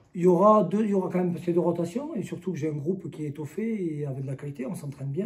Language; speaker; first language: French; native; French